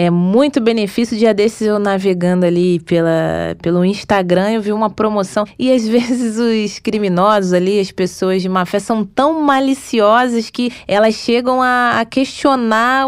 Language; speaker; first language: Portuguese; native; Portuguese